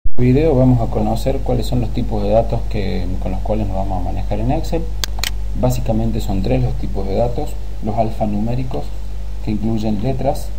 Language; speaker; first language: Spanish; native; Spanish